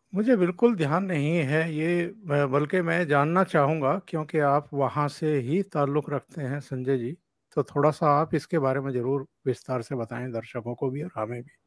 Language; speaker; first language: Hindi; native; Hindi